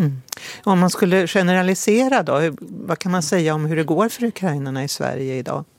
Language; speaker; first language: Swedish; native; Swedish